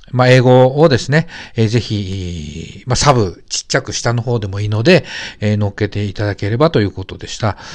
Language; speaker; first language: Japanese; native; Japanese